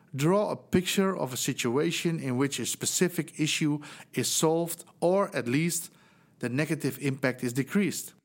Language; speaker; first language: English; non-native, fluent; Dutch